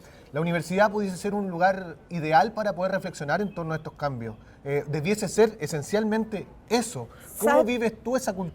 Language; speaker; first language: Spanish; native; Spanish